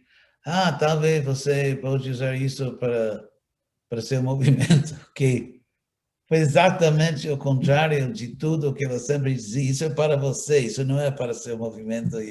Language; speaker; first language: Portuguese; non-native, fluent; English